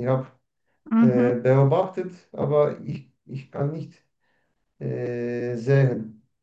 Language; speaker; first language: German; non-native, learner; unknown